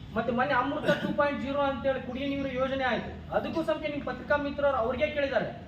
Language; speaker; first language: Kannada; native; Kannada